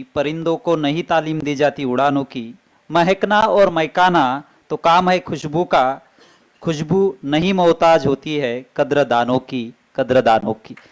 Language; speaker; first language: Hindi; non-native, local second language; Marathi